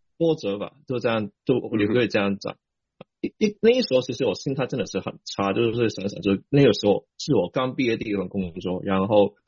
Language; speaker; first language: Chinese; non-native, local second language; Cantonese